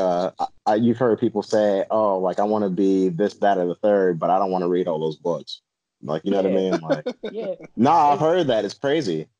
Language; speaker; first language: English; native; English